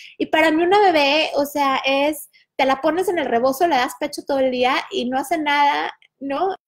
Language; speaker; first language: Spanish; early bilingual, heritage; Spanish